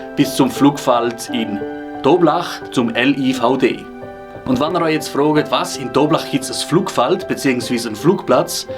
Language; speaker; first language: German; native; German